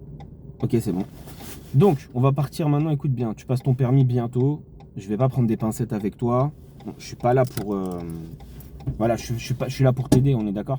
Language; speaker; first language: French; native; French